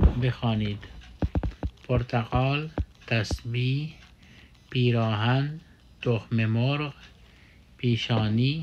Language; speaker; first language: Persian; non-native, fluent; Urdu